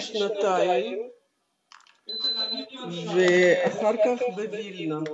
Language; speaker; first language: Hebrew; non-native, fluent; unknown